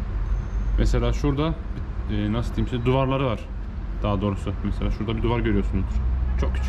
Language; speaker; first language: Turkish; native; Turkish